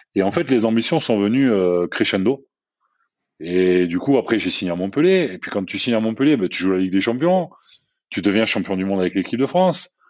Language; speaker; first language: French; native; French